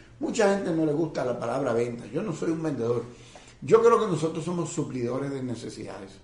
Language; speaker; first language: Spanish; native; Spanish